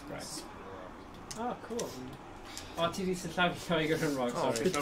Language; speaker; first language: Welsh; native; Welsh